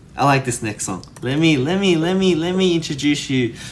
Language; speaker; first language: English; early bilingual, other home language; Korean